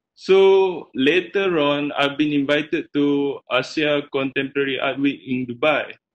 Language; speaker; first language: English; non-native, local second language; Malay